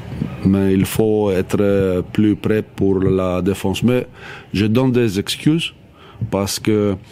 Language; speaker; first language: French; non-native, learner; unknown